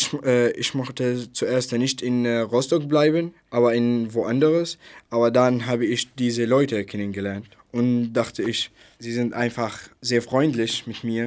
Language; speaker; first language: German; non-native, learner; Arabic